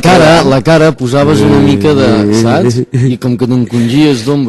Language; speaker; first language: Catalan; native; Catalan